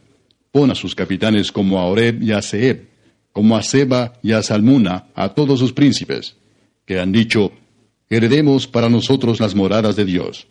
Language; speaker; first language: Spanish; native; Spanish